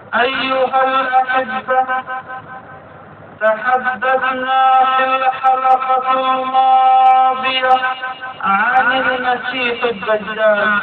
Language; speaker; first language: Arabic; native; Arabic